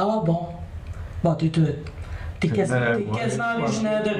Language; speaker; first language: French; native; French